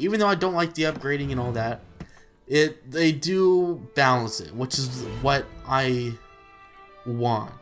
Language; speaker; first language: English; native; English